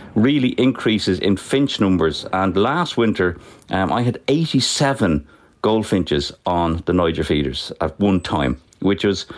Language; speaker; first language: English; native; English